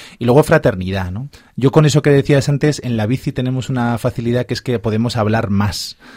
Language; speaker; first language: Spanish; native; Spanish